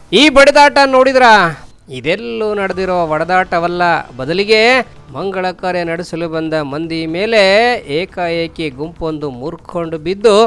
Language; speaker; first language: Kannada; native; Kannada